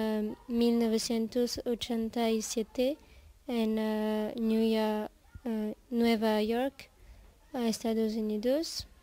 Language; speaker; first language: Spanish; non-native, learner; French